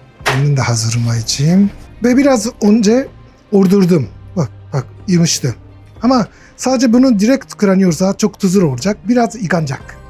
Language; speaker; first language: Turkish; non-native, learner; Japanese